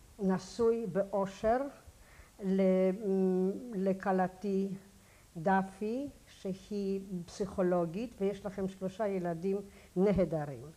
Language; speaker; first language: Hebrew; non-native, fluent; Polish